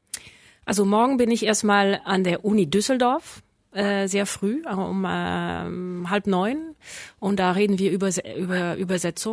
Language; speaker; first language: German; non-native, fluent; French